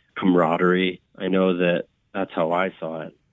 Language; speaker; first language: English; native; English